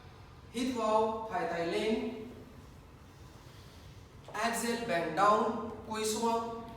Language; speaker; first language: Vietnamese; non-native, learner; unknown